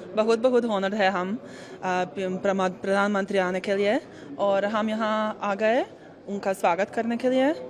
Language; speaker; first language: Hindi; non-native, learner; Croatian